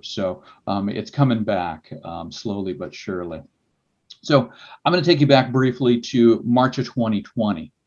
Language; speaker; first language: English; native; English